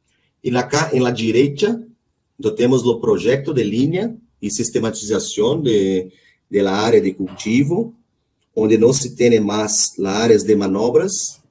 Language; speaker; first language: Spanish; non-native, learner; Portuguese